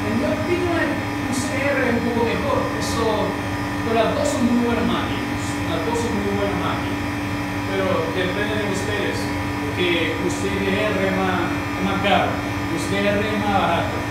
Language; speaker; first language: Spanish; non-native, learner; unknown